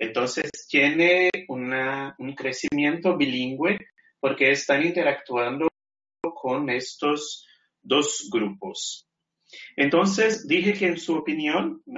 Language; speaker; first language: Spanish; non-native, fluent; Portuguese